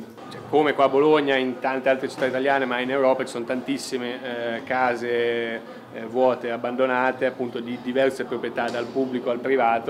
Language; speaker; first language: Italian; native; Italian